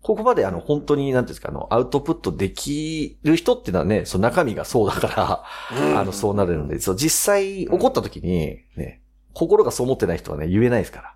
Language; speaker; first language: Japanese; native; Japanese